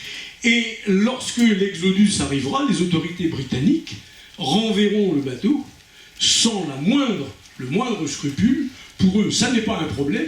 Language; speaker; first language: French; native; French